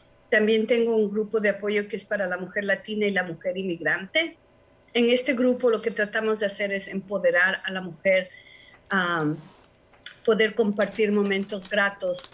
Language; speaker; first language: Spanish; native; Spanish